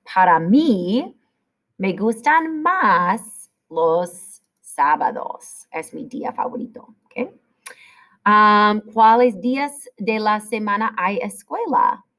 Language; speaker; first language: Spanish; non-native, fluent; English